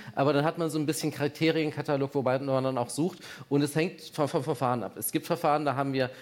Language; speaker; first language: German; native; German